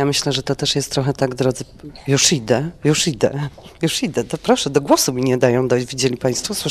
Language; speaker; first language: Polish; native; Polish